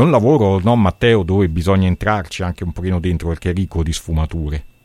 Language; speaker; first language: Italian; native; Italian